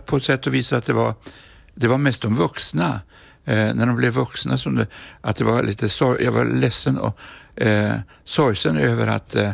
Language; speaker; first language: Swedish; native; Swedish